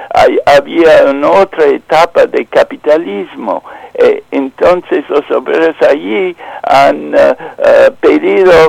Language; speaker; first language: Spanish; non-native, fluent; English